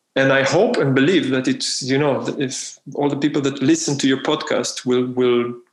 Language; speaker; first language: English; non-native, fluent; Hebrew